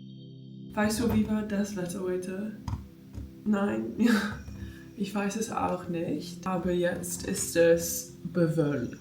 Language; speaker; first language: German; non-native, learner; English